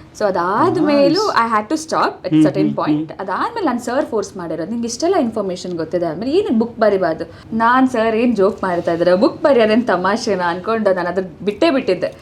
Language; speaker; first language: Kannada; native; Kannada